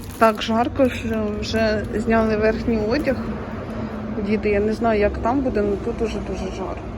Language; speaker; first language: Ukrainian; non-native, local second language; Russian